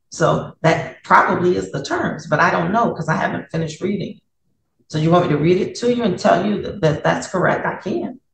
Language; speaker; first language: English; native; English